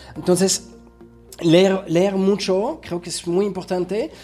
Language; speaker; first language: Spanish; non-native, fluent; French